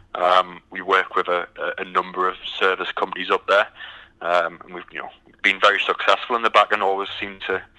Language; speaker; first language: English; native; English